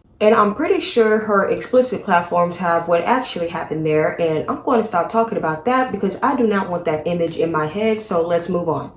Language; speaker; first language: English; native; English